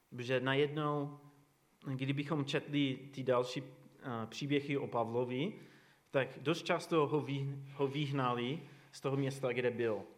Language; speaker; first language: Czech; non-native, fluent; English